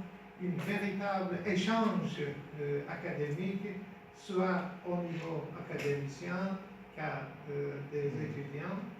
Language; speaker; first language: French; non-native, fluent; Turkish